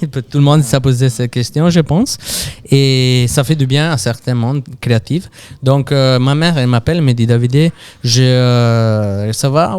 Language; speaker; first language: French; non-native, fluent; Italian